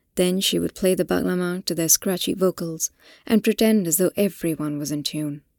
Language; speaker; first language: English; non-native, local second language; Hindi